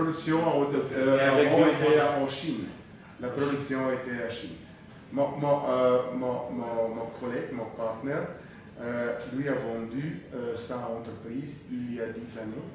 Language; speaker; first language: French; non-native, fluent; German